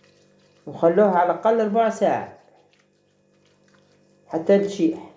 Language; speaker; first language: Arabic; native; Arabic